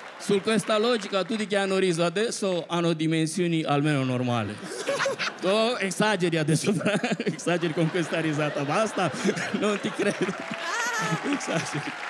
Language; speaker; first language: Italian; non-native, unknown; Romanian